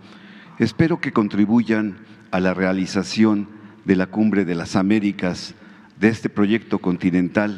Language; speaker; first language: Spanish; native; Spanish